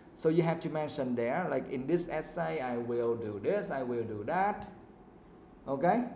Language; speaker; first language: English; non-native, fluent; Vietnamese